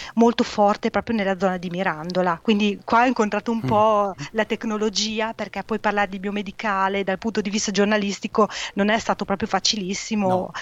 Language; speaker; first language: Italian; native; Italian